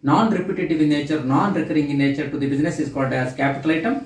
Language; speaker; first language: English; non-native, local second language; Kannada